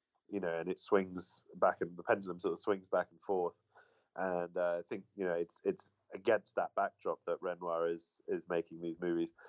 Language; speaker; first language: English; native; English